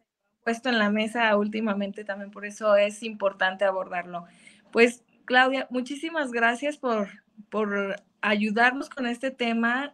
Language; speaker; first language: Spanish; native; Spanish